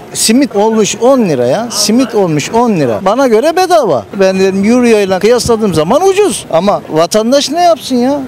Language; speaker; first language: Turkish; native; Turkish